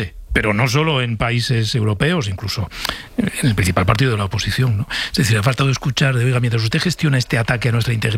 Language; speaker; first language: Spanish; native; Spanish